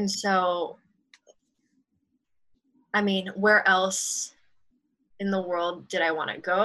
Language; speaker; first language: English; native; English